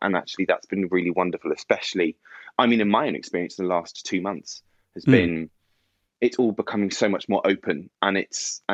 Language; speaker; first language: English; native; English